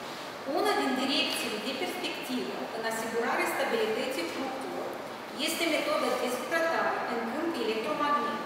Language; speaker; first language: Romanian; native; Romanian